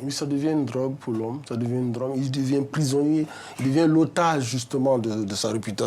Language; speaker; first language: French; native; French